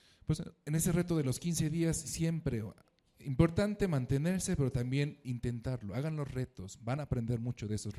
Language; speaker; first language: Spanish; native; Spanish